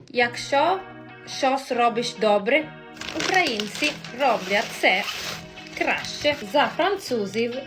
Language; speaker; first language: Ukrainian; non-native, learner; Italian